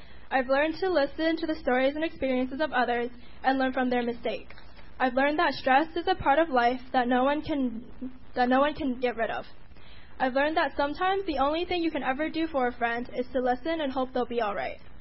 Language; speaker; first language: English; early bilingual, other home language; Chinese